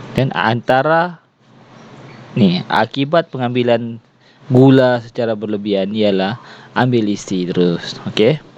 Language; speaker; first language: Malay; native; Malay